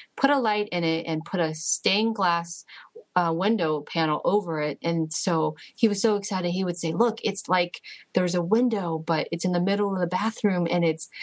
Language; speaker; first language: English; early bilingual, other home language; Chinese